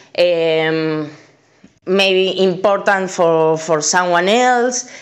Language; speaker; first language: English; non-native, fluent; Spanish